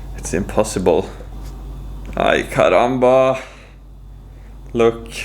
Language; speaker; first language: English; non-native, fluent; Norwegian